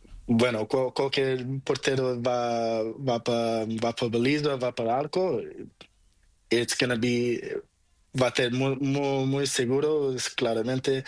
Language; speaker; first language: Spanish; non-native, learner; Portuguese